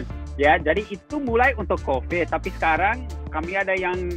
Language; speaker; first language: Indonesian; non-native, fluent; English